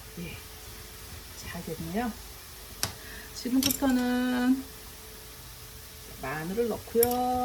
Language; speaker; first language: Korean; native; Korean